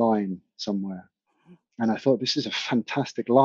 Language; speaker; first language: English; native; English